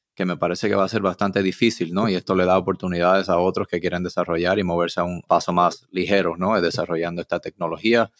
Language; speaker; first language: Spanish; early bilingual, heritage; Spanish